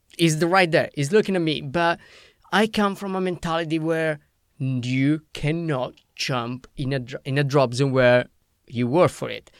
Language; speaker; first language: English; non-native, fluent; Italian